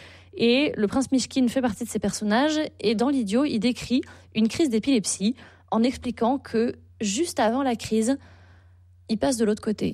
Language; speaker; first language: French; native; French